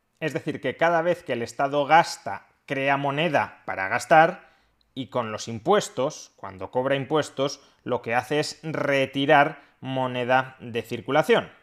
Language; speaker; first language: Spanish; native; Spanish